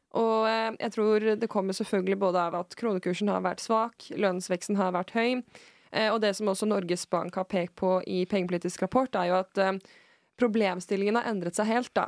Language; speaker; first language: Norwegian; native; Norwegian